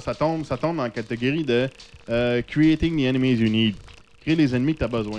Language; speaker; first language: French; native; French